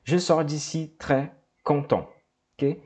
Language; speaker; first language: French; non-native, fluent; Portuguese